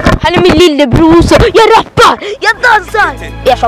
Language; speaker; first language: Swedish; early bilingual, other home language; Lingala